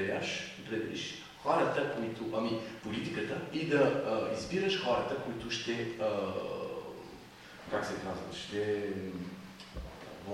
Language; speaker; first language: Bulgarian; non-native, fluent; French